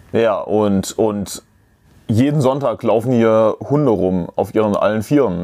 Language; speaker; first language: German; native; German